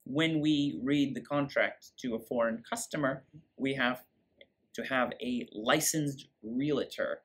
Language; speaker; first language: English; native; English